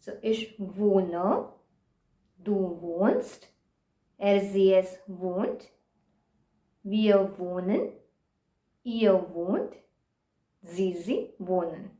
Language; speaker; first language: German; non-native, fluent; Marathi